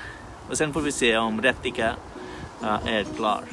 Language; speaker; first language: Swedish; non-native, fluent; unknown